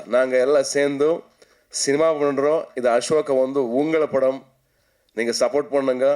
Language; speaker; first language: Tamil; non-native, learner; Kannada